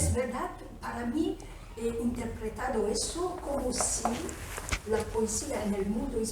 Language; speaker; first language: Spanish; non-native, fluent; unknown